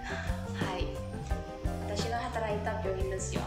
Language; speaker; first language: Japanese; non-native, fluent; Burmese